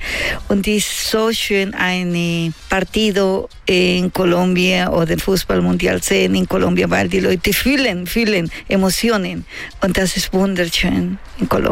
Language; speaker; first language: German; non-native, learner; Spanish